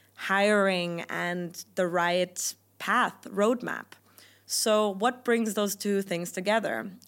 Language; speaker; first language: English; non-native, fluent; German